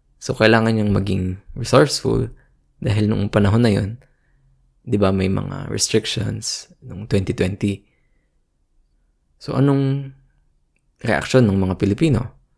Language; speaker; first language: Filipino; native; Filipino